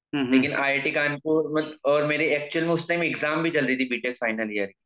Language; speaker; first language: Hindi; native; Hindi